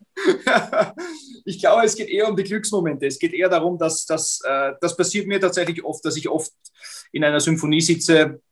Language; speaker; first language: German; native; German